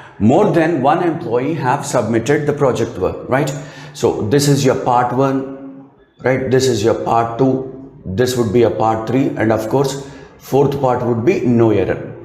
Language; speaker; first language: English; non-native, local second language; Telugu